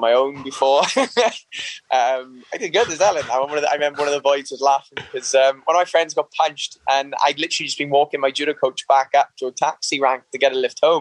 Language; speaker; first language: English; native; English